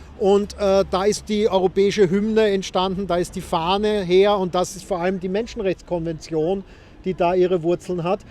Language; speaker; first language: German; native; German